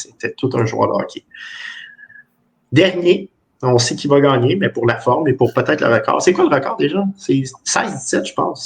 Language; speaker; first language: French; native; French